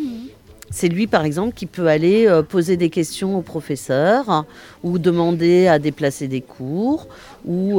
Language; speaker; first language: French; native; French